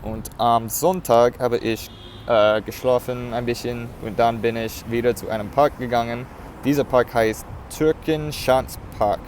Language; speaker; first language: German; non-native, learner; English